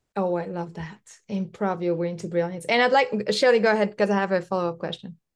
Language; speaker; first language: English; non-native, local second language; French